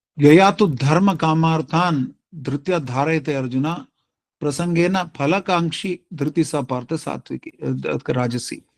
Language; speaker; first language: Hindi; non-native, local second language; Tamil